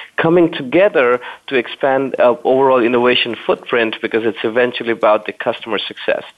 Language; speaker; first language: English; non-native, fluent; German